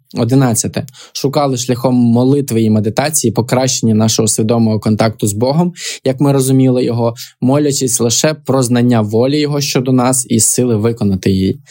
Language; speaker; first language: Ukrainian; native; Ukrainian